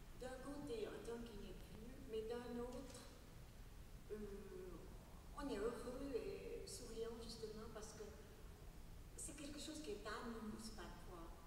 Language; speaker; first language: French; native; French